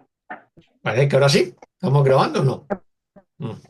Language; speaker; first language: Spanish; native; Spanish